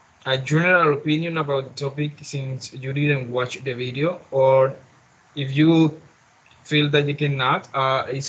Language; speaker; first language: English; non-native, learner; Spanish